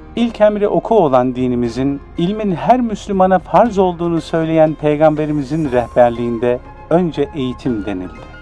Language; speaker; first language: Turkish; native; Turkish